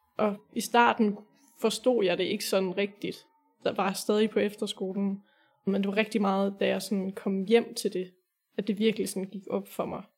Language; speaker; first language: Danish; native; Danish